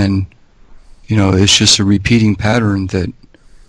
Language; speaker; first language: English; native; English